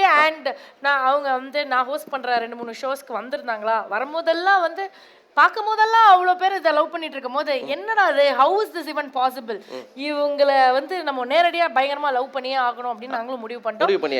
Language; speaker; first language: Tamil; native; Tamil